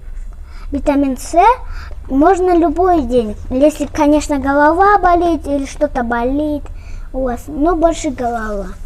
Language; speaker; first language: Russian; non-native, local second language; Kyrgyz